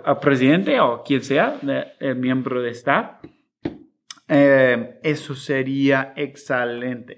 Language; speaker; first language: Spanish; non-native, fluent; English